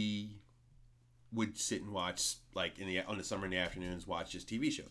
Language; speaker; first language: English; native; English